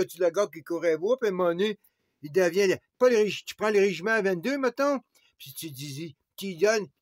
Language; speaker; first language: French; native; French